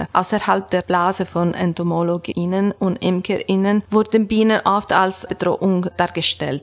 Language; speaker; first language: German; non-native, learner; Italian